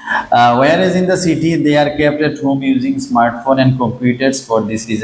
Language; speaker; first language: English; non-native, local second language; Bangla